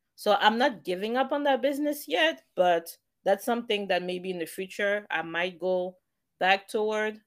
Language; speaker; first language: English; non-native, fluent; French